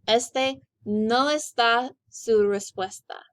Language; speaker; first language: Spanish; non-native, learner; English